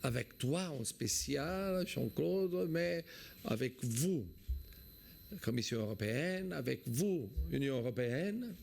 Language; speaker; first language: French; non-native, fluent; Portuguese